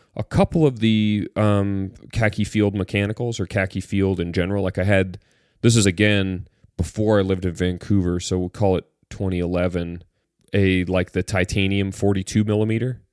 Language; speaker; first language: English; native; English